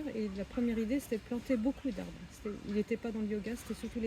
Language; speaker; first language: French; native; French